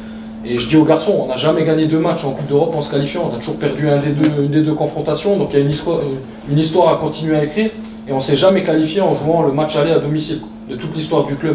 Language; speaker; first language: French; native; French